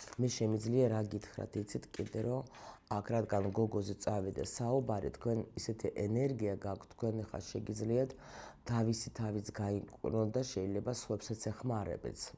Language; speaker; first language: Georgian; non-native, local second language; Russian